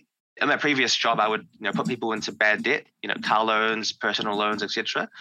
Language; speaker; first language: English; native; English